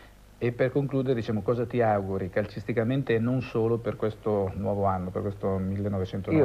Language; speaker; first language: Italian; native; Italian